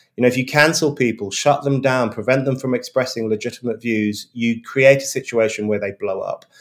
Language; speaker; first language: English; native; English